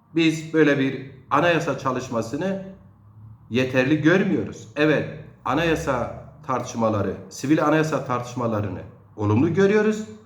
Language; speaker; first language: Turkish; non-native, local second language; Zaza